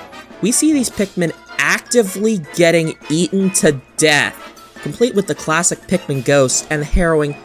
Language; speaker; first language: English; native; English